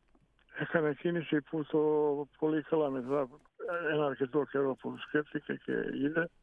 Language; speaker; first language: Greek; non-native, fluent; Bosnian